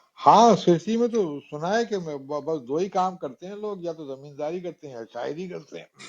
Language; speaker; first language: Urdu; native; Urdu